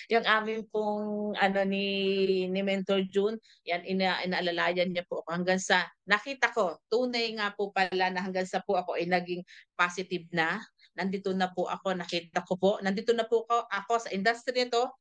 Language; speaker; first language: Filipino; native; Filipino